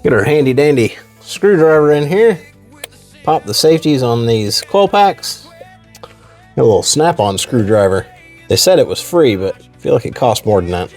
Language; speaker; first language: English; native; English